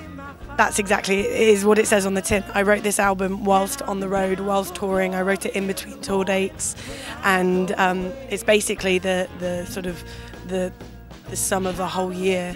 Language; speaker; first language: English; native; English